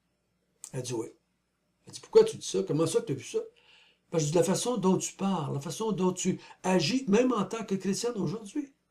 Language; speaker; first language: French; native; French